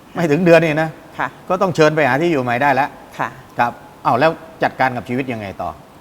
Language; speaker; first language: Thai; native; Thai